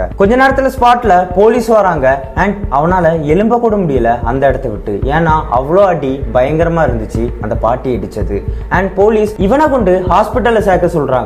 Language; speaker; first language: Tamil; native; Tamil